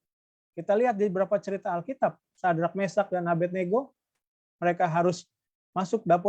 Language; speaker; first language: Indonesian; native; Indonesian